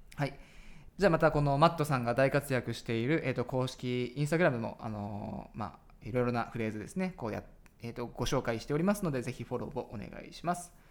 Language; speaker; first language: Japanese; native; Japanese